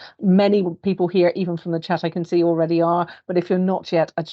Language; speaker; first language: English; native; English